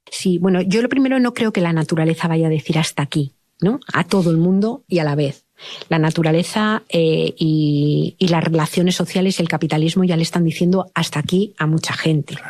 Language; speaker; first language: Spanish; native; Spanish